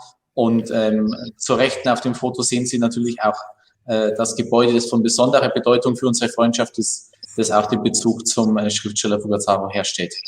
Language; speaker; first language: German; native; German